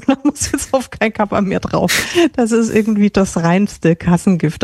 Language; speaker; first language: German; native; German